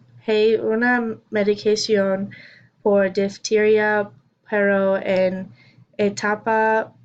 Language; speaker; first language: Spanish; non-native, learner; English